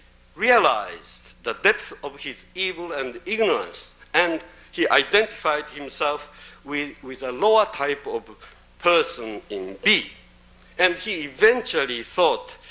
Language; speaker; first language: English; non-native, fluent; Japanese